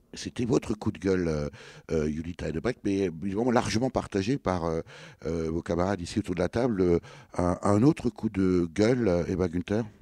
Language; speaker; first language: French; native; French